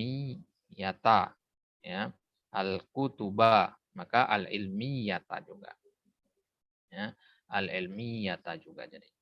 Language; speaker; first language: Arabic; non-native, fluent; Indonesian